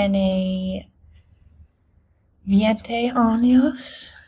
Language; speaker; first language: Spanish; non-native, learner; English